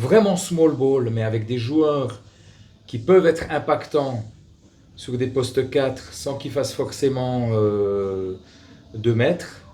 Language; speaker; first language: French; native; French